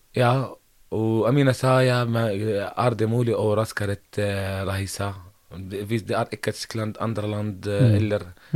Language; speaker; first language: Norwegian; non-native, learner; Arabic